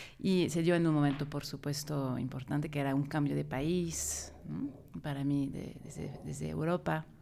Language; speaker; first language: Spanish; non-native, fluent; French